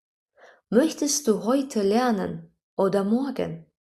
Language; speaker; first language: German; non-native, fluent; Azerbaijani